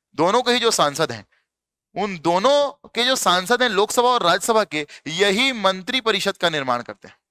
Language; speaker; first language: Hindi; native; Hindi